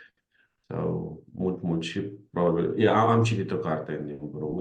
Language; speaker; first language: Romanian; non-native, learner; Ukrainian